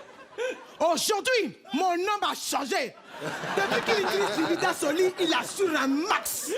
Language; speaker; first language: French; native; French